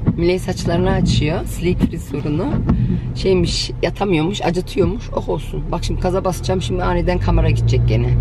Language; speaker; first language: Turkish; early bilingual, heritage; Turkish